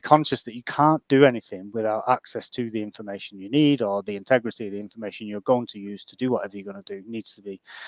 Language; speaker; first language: English; native; English